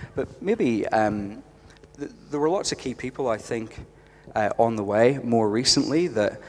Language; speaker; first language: English; native; English